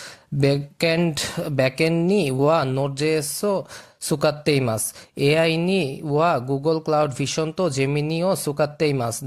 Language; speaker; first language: Japanese; non-native, learner; Bangla